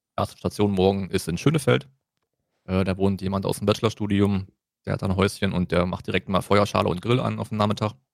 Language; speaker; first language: German; native; German